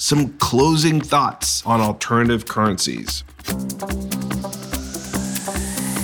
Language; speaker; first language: English; native; English